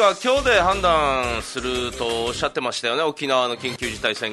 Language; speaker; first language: Japanese; native; Japanese